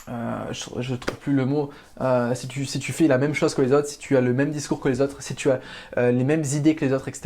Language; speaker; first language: French; native; French